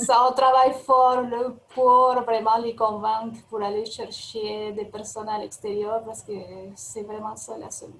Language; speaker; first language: French; non-native, fluent; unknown